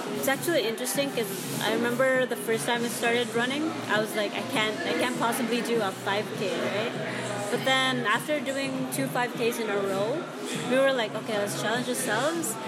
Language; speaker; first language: English; non-native, local second language; Cebuano